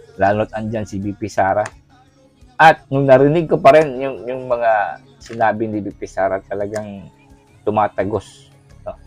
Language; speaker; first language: Filipino; non-native, local second language; Cebuano